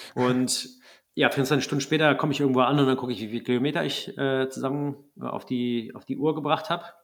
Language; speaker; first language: German; native; German